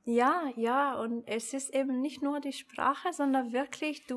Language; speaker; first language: German; non-native, local second language; Italian